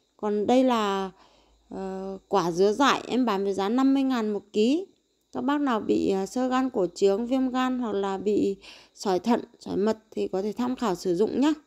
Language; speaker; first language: Vietnamese; non-native, local second language; Tày